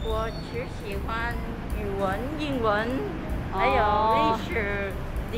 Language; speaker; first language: Chinese; non-native, learner; Vietnamese